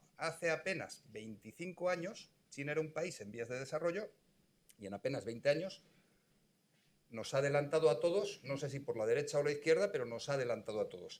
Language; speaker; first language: Spanish; native; Spanish